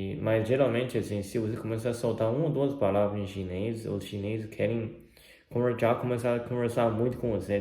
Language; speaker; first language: Portuguese; non-native, fluent; Chinese